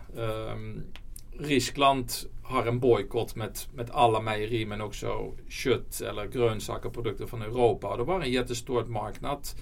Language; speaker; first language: Swedish; non-native, fluent; Dutch